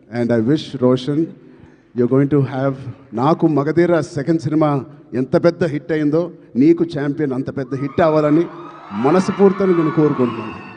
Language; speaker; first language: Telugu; native; Telugu